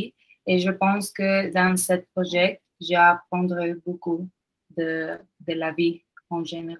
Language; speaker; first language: French; non-native, learner; Spanish